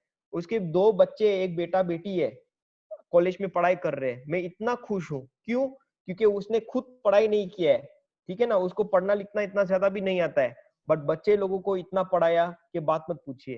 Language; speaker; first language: Hindi; native; Hindi